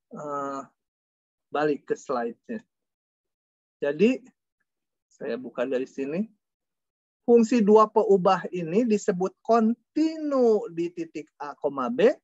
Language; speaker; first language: Indonesian; non-native, local second language; Sundanese